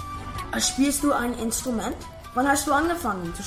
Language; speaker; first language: German; non-native, learner; English